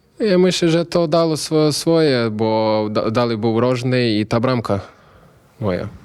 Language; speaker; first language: Polish; non-native, learner; Ukrainian